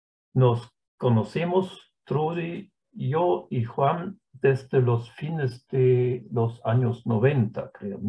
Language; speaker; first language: Spanish; non-native, fluent; German